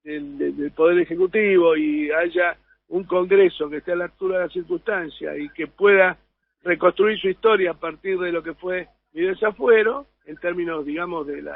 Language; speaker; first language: Spanish; native; Spanish